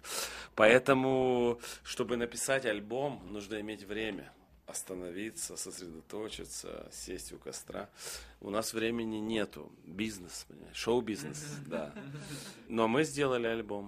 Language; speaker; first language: Russian; non-native, local second language; Romanian